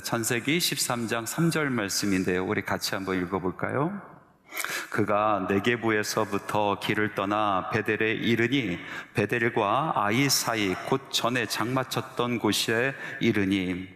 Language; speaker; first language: Korean; native; Korean